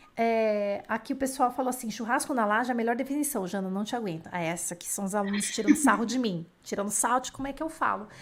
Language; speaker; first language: Portuguese; native; Portuguese